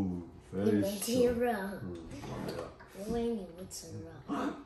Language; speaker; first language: Chinese; early bilingual, heritage; Chinese